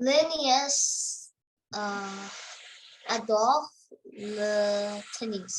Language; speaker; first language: French; non-native, learner; Chinese